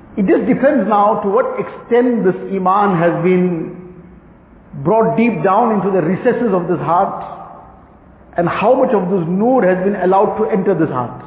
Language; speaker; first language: English; native; English